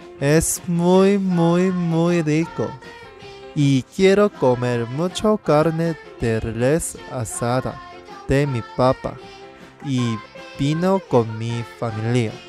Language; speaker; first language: Spanish; non-native, learner; Korean